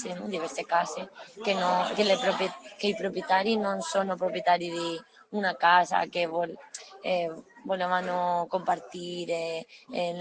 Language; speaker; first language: Italian; non-native, learner; Spanish